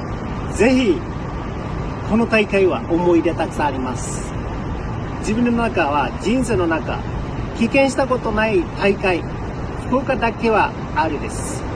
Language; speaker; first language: Japanese; non-native, learner; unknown